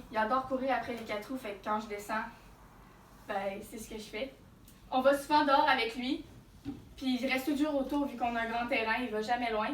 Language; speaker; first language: French; native; French